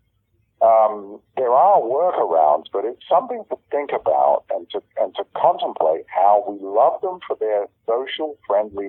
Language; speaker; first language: English; native; English